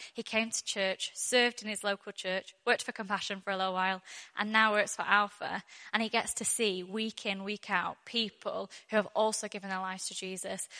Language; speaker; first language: English; native; English